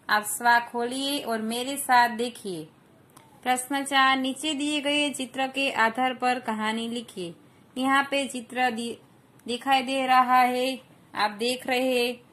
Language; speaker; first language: Hindi; non-native, local second language; Gujarati